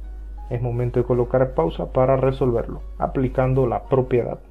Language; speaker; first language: Spanish; native; Spanish